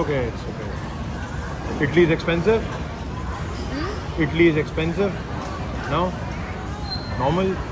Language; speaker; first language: English; non-native, local second language; Hindi